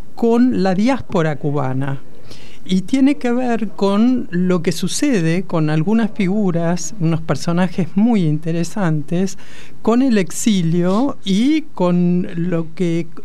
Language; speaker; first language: Spanish; native; Spanish